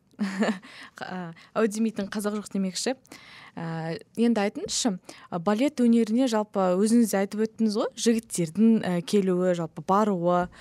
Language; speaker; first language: Kazakh; native; Kazakh